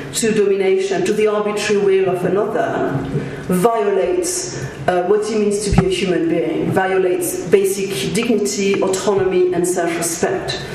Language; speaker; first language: English; non-native, fluent; French